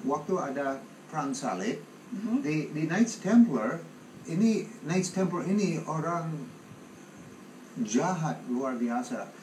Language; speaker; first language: Indonesian; non-native, fluent; English